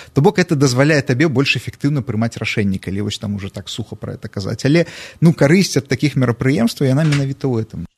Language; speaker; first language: Belarusian; non-native, local second language; Russian